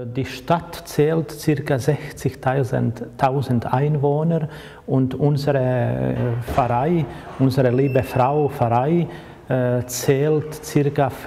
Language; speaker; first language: German; non-native, fluent; Croatian